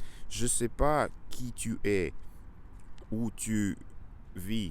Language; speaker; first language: French; non-native, learner; Russian